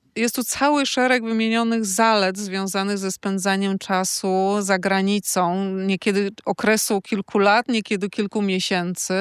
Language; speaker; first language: Polish; native; Polish